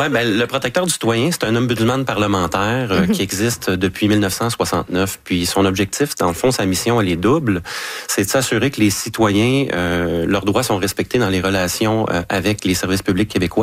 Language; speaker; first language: French; native; French